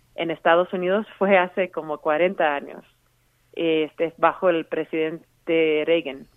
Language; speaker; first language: Spanish; early bilingual, heritage; Spanish